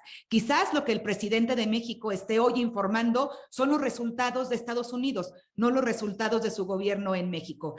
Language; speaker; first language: Spanish; native; Spanish